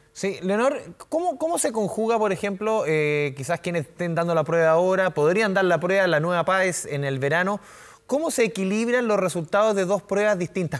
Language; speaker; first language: Spanish; native; Spanish